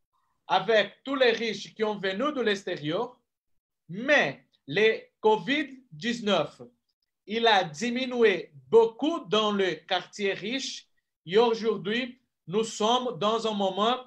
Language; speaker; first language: French; non-native, fluent; Portuguese